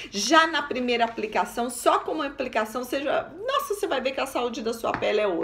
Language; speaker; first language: Portuguese; native; Portuguese